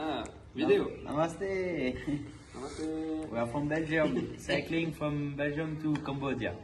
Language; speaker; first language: English; non-native, learner; Dutch